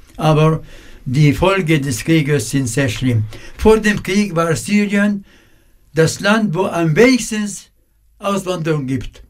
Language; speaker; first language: German; non-native, fluent; Arabic